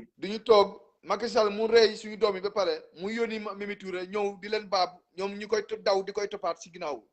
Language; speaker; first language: Wolof; non-native, local second language; Jola-Fonyi